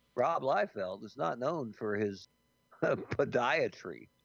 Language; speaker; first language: English; native; English